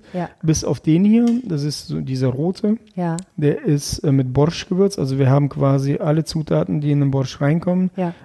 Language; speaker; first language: German; early bilingual, other home language; Russian